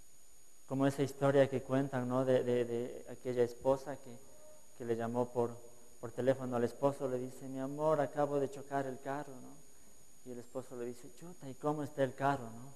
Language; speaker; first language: Spanish; native; Spanish